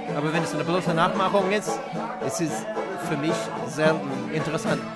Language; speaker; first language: German; non-native, fluent; English